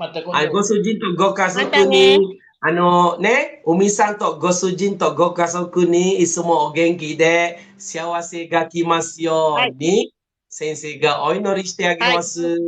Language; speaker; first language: Japanese; non-native, fluent; Malay